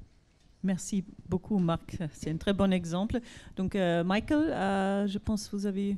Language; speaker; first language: French; non-native, fluent; German